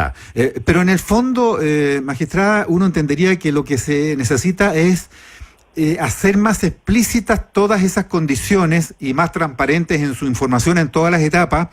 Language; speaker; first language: Spanish; native; Spanish